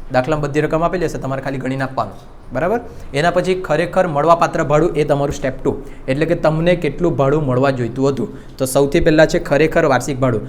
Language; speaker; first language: Gujarati; non-native, local second language; Hindi